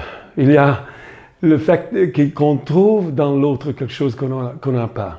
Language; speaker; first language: French; non-native, fluent; Italian